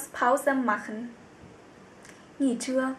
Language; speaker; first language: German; non-native, fluent; Vietnamese